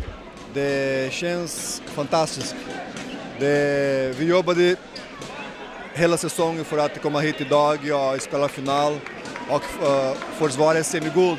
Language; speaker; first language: Swedish; non-native, learner; Portuguese